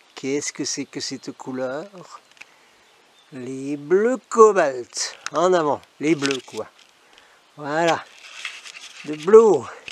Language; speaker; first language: French; native; French